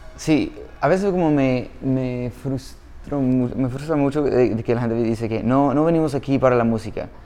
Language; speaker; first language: Spanish; non-native, fluent; English